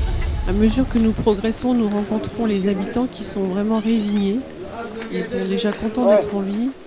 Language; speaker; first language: French; native; French